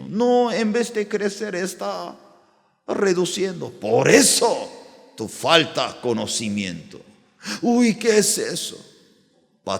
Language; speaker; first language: Spanish; non-native, learner; Korean